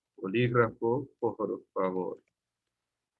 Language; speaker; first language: Spanish; non-native, fluent; English